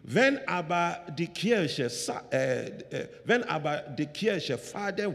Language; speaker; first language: German; non-native, learner; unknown